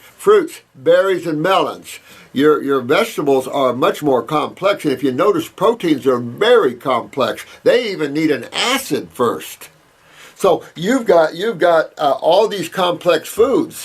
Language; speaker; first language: English; native; English